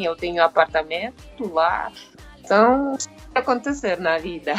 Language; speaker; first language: Portuguese; non-native, fluent; Russian